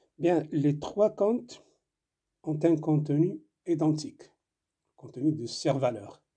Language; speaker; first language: French; non-native, local second language; Arabic